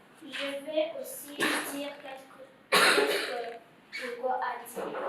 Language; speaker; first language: French; non-native, learner; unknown